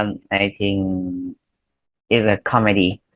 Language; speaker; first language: English; non-native, learner; Vietnamese